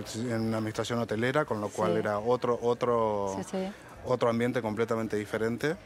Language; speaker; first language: Spanish; native; Spanish